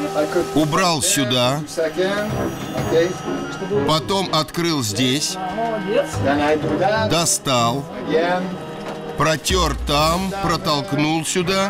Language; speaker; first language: Russian; native; Russian